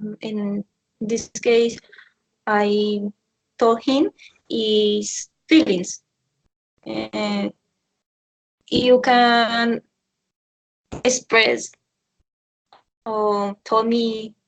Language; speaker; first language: English; non-native, learner; Spanish